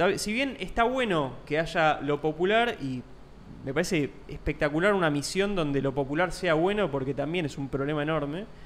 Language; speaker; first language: Spanish; native; Spanish